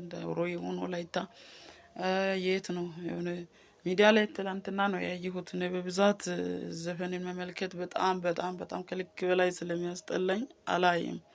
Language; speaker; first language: Amharic; non-native, local second language; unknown